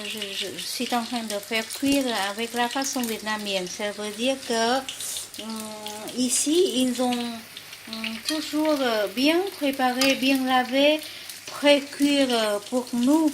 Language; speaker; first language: French; non-native, fluent; Vietnamese